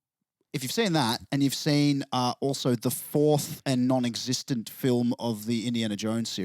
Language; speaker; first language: English; native; English